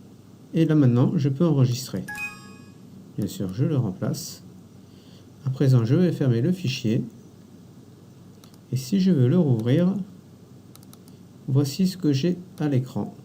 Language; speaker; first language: French; native; French